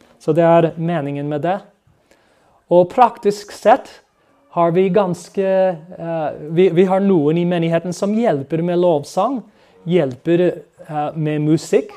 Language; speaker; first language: Norwegian; non-native, fluent; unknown